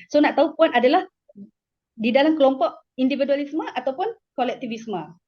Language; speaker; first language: Malay; native; Malay